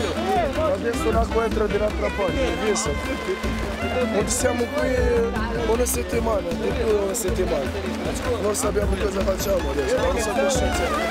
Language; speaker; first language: Italian; non-native, learner; Arabic